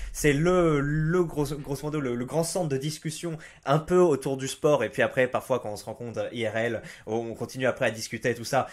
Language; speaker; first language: French; native; French